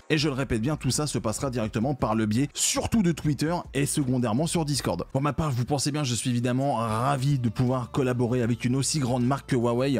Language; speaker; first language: French; native; French